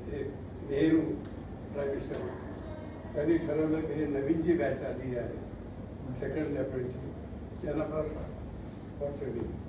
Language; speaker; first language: Marathi; non-native, local second language; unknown